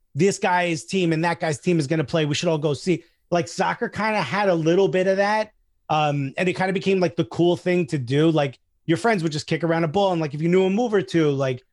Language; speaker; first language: English; native; English